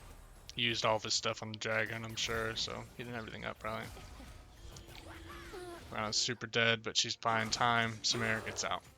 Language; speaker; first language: English; native; English